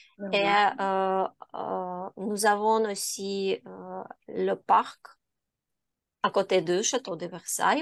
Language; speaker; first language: French; non-native, learner; Ukrainian